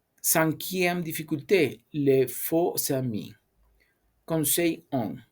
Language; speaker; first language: French; non-native, learner; Spanish